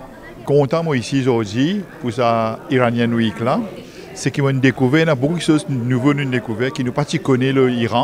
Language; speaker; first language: French; non-native, learner; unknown